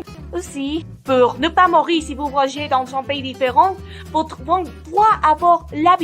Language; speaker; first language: French; non-native, learner; Spanish